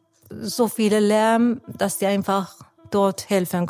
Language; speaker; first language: German; non-native, fluent; Persian